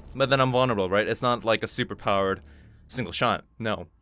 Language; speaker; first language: English; non-native, fluent; Korean